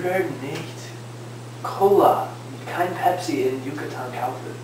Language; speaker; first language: German; non-native, learner; English